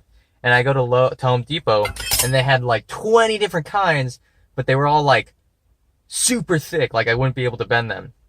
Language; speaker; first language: English; native; English